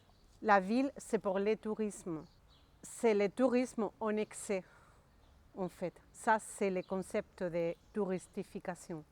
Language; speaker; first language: French; non-native, fluent; Spanish